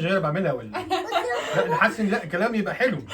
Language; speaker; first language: Arabic; native; Arabic